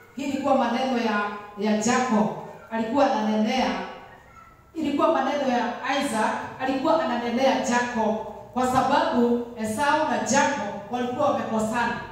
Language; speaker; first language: Swahili; non-native, local second language; Kikuyu